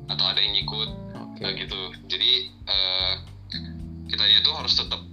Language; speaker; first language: Indonesian; native; Indonesian